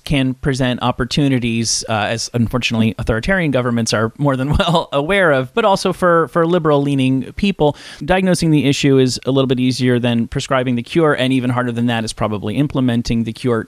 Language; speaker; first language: English; native; English